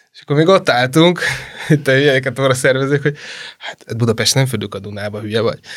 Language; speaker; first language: Hungarian; native; Hungarian